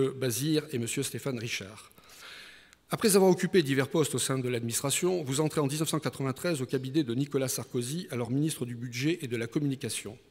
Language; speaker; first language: French; native; French